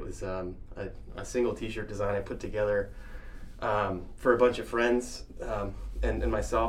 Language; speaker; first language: English; native; English